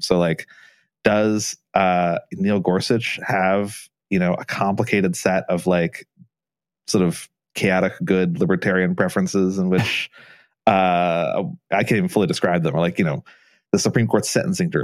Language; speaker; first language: English; native; English